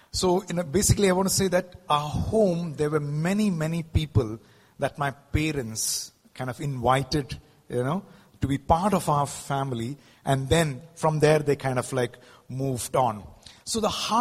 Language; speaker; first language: English; non-native, local second language; Malayalam